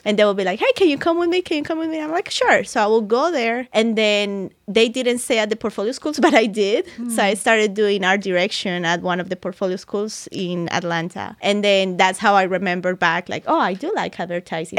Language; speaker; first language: English; non-native, fluent; Spanish